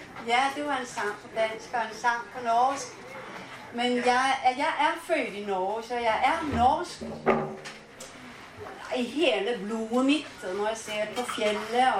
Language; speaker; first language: Norwegian; early bilingual, heritage; Norwegian